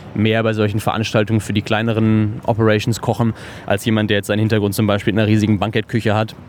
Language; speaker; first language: German; native; German